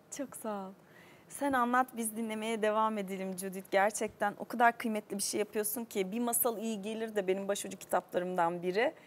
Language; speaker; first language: Turkish; native; Turkish